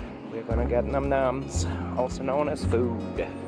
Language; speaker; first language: English; non-native, fluent; Portuguese